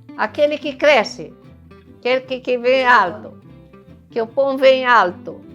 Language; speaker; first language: Portuguese; non-native, local second language; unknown